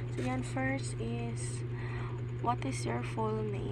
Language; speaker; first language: English; non-native, learner; Filipino